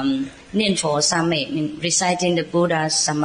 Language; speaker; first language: English; non-native, fluent; Vietnamese